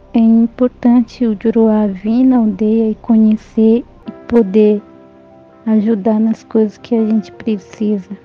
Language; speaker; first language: Portuguese; non-native, local second language; Guarani